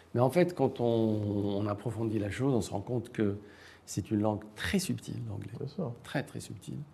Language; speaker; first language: French; non-native, local second language; Arabic